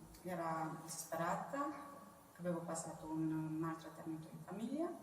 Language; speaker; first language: Italian; non-native, fluent; Romanian